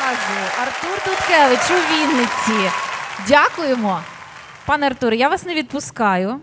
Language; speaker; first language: Ukrainian; native; Ukrainian